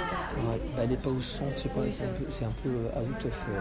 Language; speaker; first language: French; native; French